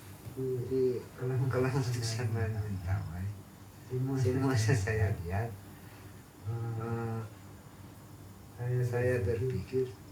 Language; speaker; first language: Indonesian; non-native, local second language; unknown